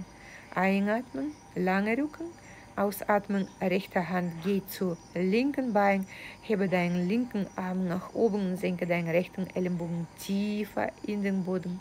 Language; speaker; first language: German; non-native, fluent; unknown